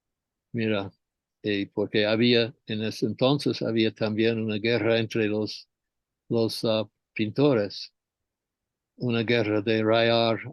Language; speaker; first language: Spanish; non-native, fluent; English